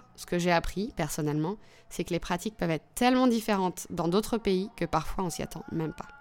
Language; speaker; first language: French; native; French